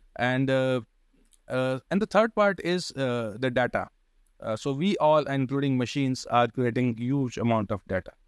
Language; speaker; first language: English; non-native, local second language; Hindi